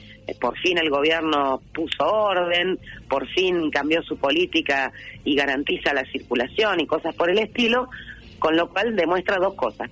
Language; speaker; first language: Spanish; native; Spanish